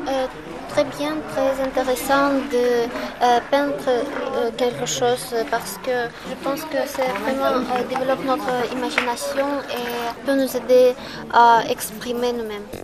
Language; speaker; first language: French; non-native, fluent; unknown